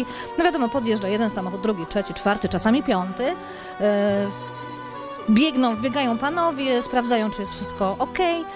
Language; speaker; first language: Polish; native; Polish